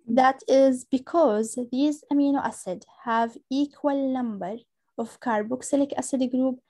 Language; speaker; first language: English; non-native, fluent; Arabic